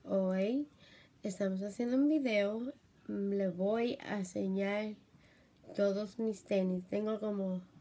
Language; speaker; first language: Spanish; early bilingual, heritage; Spanish